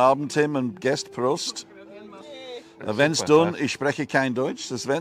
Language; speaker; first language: German; non-native, learner; English